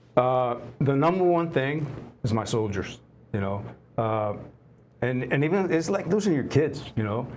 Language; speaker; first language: English; native; English